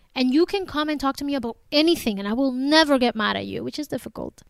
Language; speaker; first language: English; early bilingual, other home language; Spanish